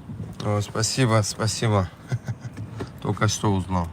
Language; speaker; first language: Russian; non-native, fluent; Tajik